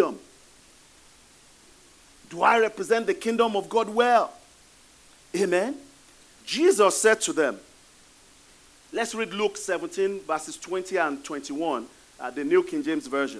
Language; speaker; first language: English; non-native, local second language; Yoruba